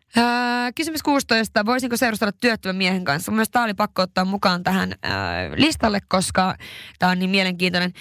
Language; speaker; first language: Finnish; early bilingual, heritage; Finnish